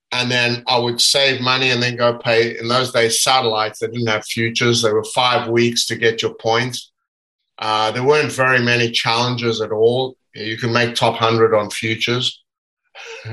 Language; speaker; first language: English; native; English